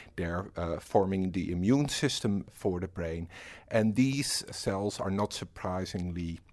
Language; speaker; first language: English; non-native, fluent; Dutch